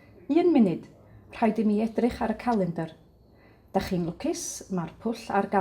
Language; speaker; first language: Welsh; native; Welsh